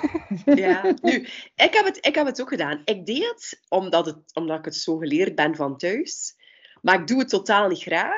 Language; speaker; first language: Dutch; native; Dutch